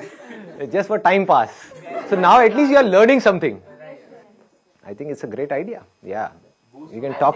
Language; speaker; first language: English; non-native, local second language; Hindi